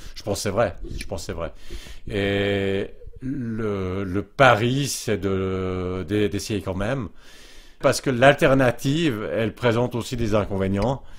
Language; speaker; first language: French; native; French